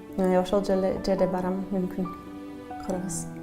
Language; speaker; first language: Kyrgyz; non-native, learner; German